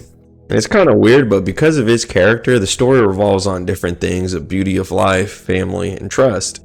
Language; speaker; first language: English; native; English